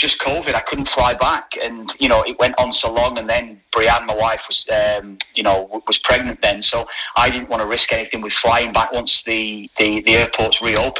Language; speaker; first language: English; native; English